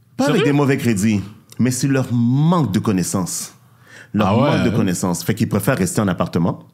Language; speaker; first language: French; native; French